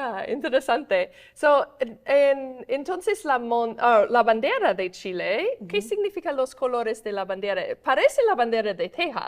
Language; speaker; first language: Spanish; non-native, fluent; English